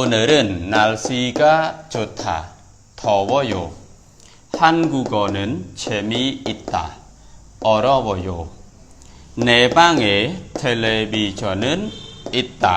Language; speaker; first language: Korean; non-native, fluent; Khmer